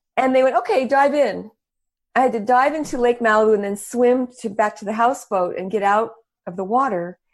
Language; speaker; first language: English; native; English